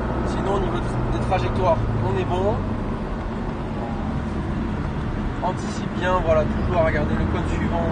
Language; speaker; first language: French; native; French